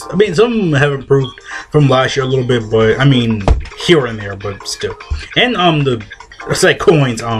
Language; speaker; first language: English; native; English